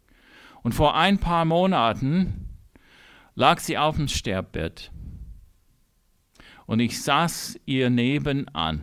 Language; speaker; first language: German; non-native, fluent; English